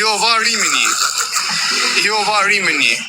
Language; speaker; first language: Italian; non-native, learner; Albanian